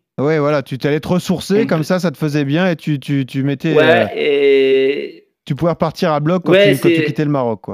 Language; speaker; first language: French; native; French